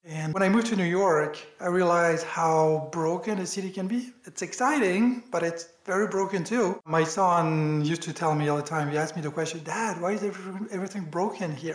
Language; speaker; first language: English; non-native, fluent; French